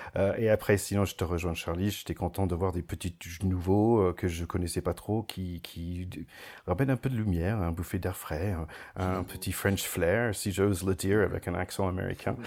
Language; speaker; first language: French; non-native, fluent; English